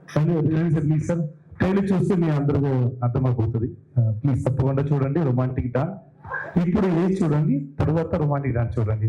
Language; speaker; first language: Telugu; non-native, learner; Tamil